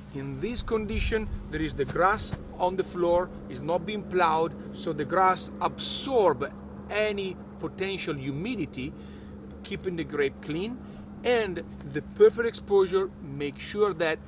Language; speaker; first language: English; non-native, fluent; Italian